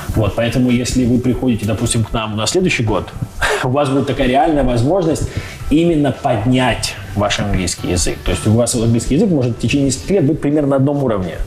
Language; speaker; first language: Russian; native; Russian